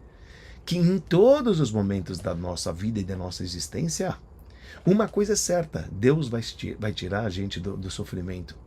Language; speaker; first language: Portuguese; native; Portuguese